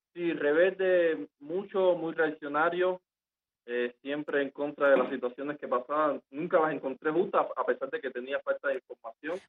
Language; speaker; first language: Spanish; native; Spanish